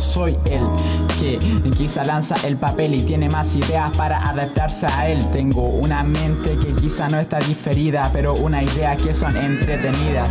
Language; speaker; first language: Spanish; native; Spanish